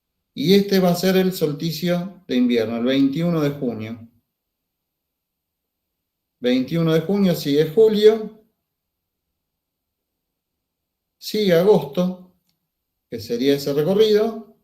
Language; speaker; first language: Spanish; native; Spanish